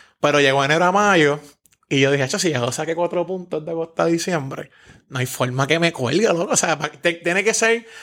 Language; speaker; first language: Spanish; native; Spanish